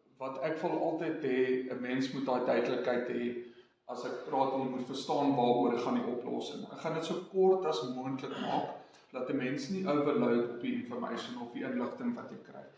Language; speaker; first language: Afrikaans; non-native, local second language; English